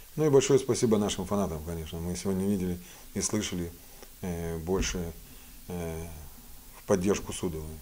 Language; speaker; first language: Russian; native; Russian